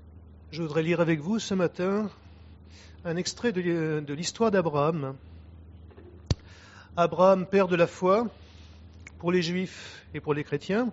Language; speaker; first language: French; native; French